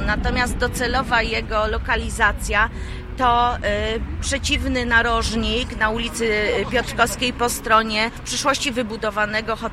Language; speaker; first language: Polish; native; Polish